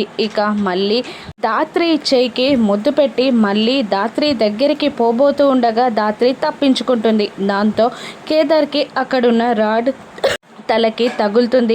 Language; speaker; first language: Telugu; native; Telugu